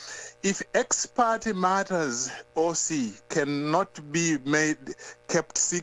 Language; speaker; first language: English; native; English